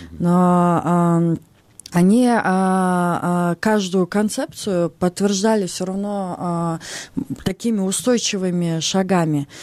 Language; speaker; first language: Russian; non-native, local second language; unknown